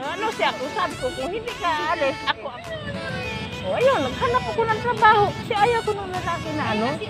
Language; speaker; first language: Filipino; non-native, local second language; Hiligaynon